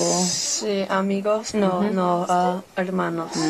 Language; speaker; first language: Spanish; non-native, learner; English